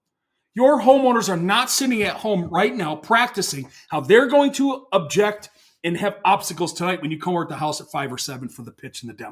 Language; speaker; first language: English; native; English